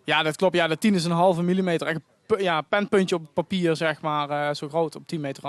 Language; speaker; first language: Dutch; native; Dutch